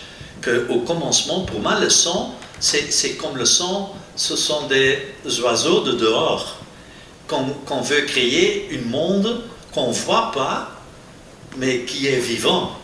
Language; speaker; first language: French; non-native, local second language; Dutch